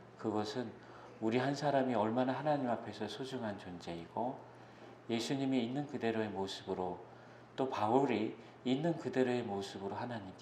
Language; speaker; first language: Korean; native; Korean